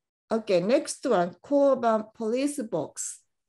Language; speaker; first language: English; non-native, fluent; Japanese